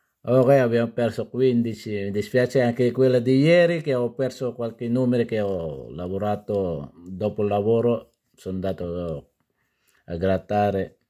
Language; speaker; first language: Italian; non-native, learner; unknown